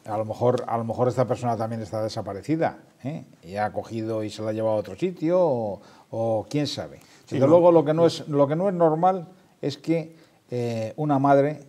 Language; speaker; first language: Spanish; native; Spanish